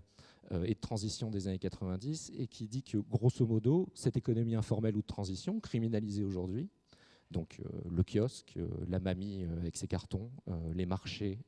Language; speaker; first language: French; native; French